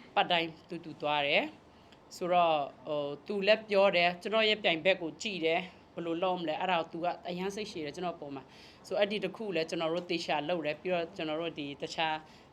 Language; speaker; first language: Burmese; native; Burmese